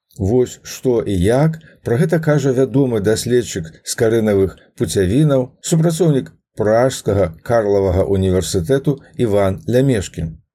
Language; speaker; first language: Belarusian; native; Belarusian